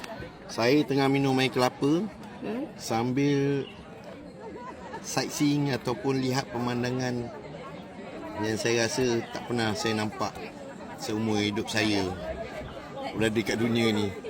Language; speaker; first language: Malay; native; Malay